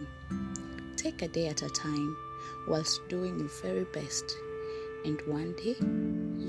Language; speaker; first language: English; non-native, local second language; Luo (Kenya and Tanzania)